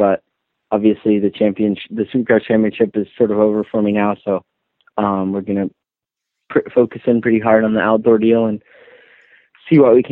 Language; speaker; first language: English; native; English